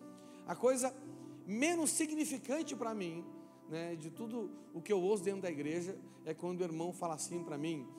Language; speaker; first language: Portuguese; native; Portuguese